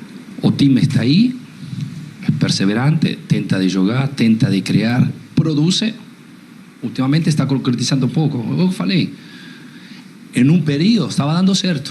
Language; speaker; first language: Portuguese; non-native, learner; Spanish